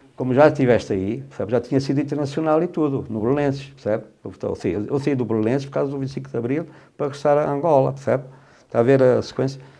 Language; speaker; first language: Portuguese; native; Portuguese